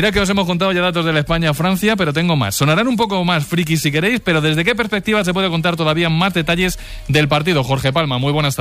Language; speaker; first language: Spanish; native; Spanish